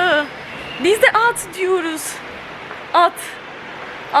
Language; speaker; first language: Turkish; non-native, learner; Albanian